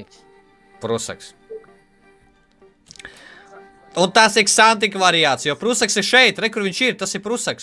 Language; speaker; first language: Latvian; native; Latvian